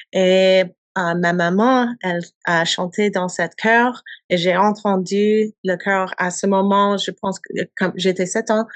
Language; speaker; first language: French; non-native, learner; English